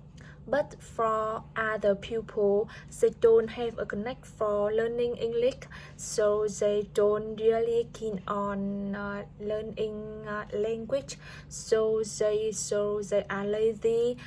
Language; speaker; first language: English; non-native, learner; Vietnamese